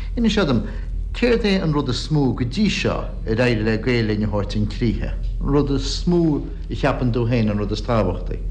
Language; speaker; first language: Irish; native; Irish